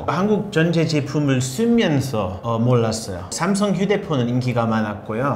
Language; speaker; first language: Korean; non-native, fluent; English